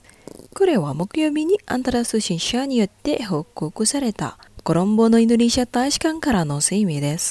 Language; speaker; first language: Japanese; non-native, fluent; Indonesian